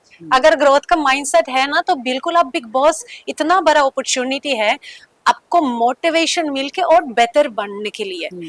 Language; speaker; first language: Hindi; non-native, fluent; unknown